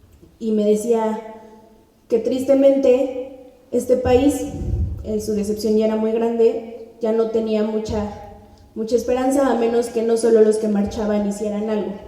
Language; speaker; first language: Spanish; native; Spanish